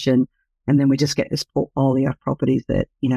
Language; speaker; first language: English; native; English